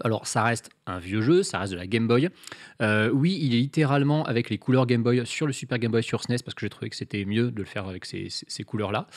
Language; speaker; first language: French; native; French